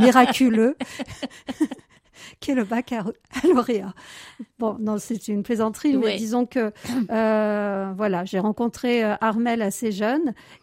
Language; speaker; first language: French; native; French